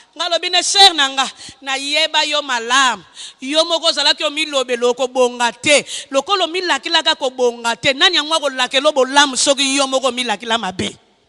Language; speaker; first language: Lingala; non-native, local second language; Kongo